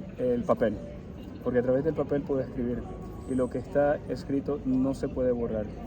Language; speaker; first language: Spanish; early bilingual, heritage; Spanish